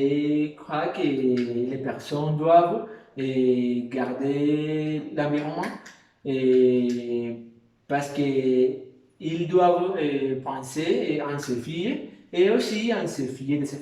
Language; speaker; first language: French; non-native, learner; Spanish